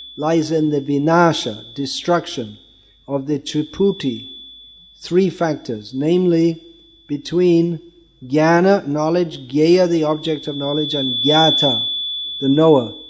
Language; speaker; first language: English; native; English